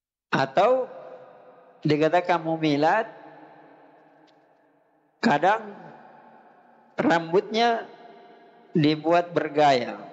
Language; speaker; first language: Indonesian; native; Indonesian